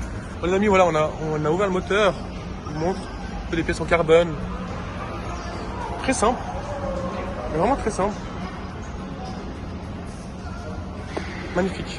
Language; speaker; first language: French; native; French